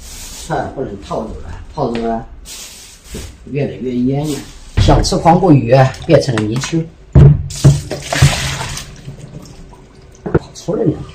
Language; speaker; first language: Chinese; native; Chinese